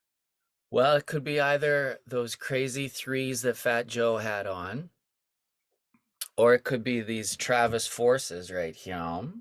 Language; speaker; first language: English; native; English